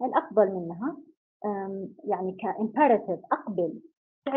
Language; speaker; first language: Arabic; native; Arabic